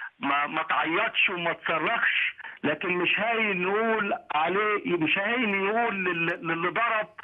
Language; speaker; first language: Arabic; native; Arabic